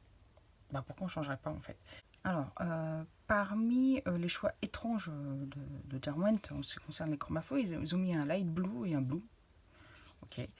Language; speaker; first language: French; native; French